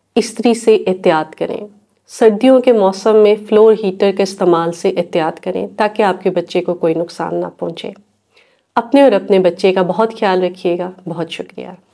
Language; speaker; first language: Urdu; native; Urdu